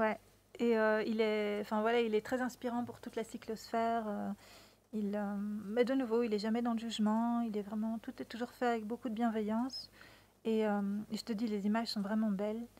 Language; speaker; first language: French; native; French